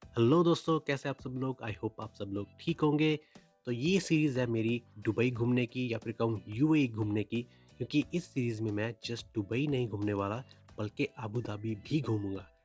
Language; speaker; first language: Hindi; native; Hindi